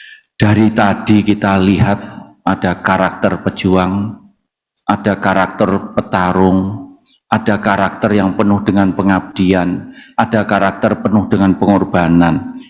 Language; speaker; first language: Indonesian; native; Indonesian